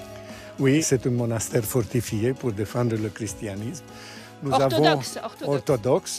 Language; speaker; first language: French; non-native, fluent; Romanian